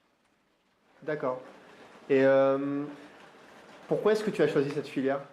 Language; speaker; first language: French; native; French